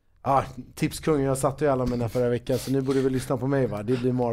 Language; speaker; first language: Swedish; native; Swedish